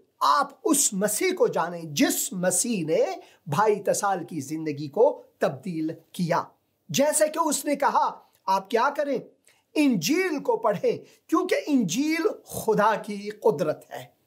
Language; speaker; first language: Hindi; non-native, fluent; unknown